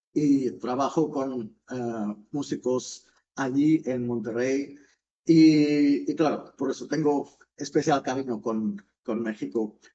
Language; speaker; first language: Spanish; non-native, fluent; Indonesian